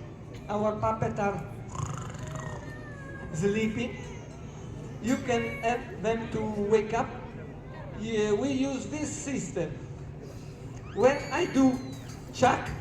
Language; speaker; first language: English; non-native, learner; Italian